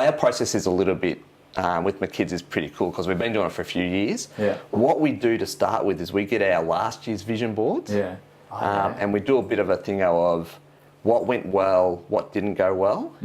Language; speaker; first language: English; native; English